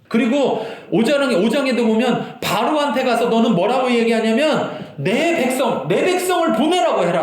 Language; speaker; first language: Korean; native; Korean